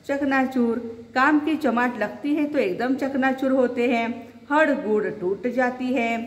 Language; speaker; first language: Hindi; non-native, local second language; Marathi